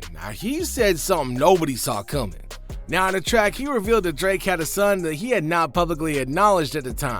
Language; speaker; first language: English; native; English